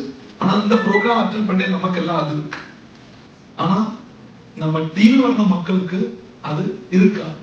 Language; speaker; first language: Tamil; non-native, local second language; Malayalam